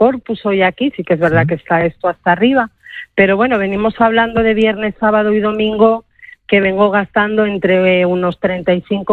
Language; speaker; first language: Spanish; native; Spanish